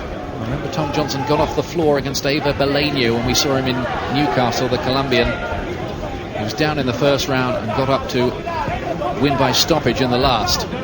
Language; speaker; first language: English; native; English